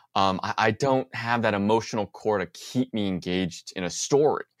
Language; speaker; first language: English; native; English